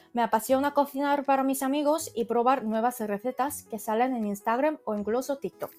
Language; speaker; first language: Spanish; non-native, fluent; Korean